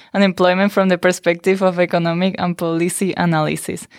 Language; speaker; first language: English; non-native, fluent; Spanish